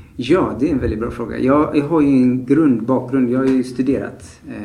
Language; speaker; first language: Swedish; early bilingual, other home language; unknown